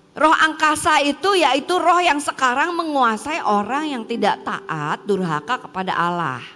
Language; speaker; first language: Indonesian; early bilingual, heritage; Indonesian